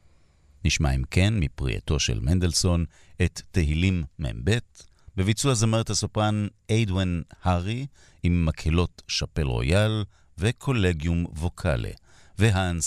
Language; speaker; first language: Hebrew; native; Hebrew